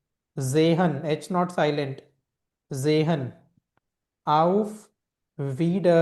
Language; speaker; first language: German; non-native, fluent; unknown